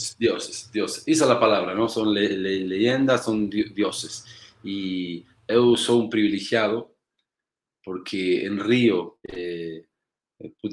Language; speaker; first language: Portuguese; non-native, learner; Spanish